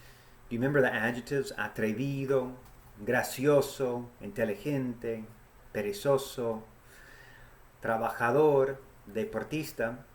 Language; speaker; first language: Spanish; non-native, fluent; English